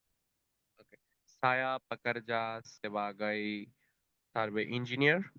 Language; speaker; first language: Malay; non-native, learner; Bangla